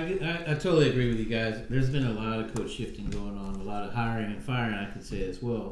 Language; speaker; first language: English; native; English